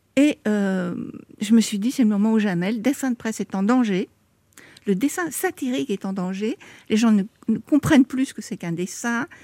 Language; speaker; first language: French; native; French